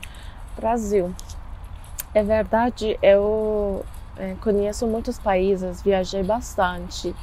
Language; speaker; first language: Portuguese; non-native, learner; Persian